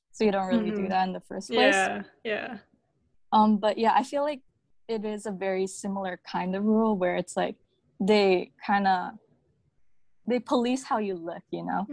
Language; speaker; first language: English; early bilingual, other home language; Japanese